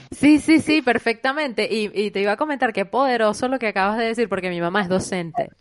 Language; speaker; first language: Spanish; native; Spanish